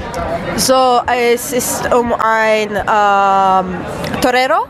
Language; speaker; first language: German; non-native, learner; Romanian